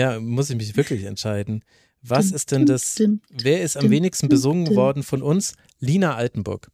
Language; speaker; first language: German; native; German